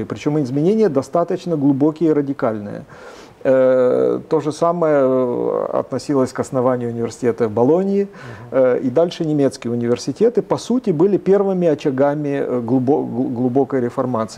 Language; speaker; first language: Russian; native; Russian